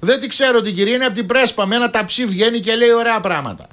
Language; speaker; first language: Greek; native; Greek